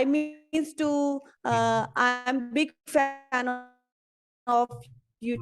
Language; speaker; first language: English; non-native, learner; Punjabi